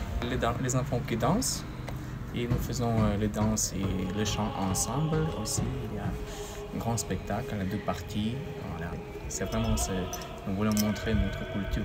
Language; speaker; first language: French; non-native, learner; Ukrainian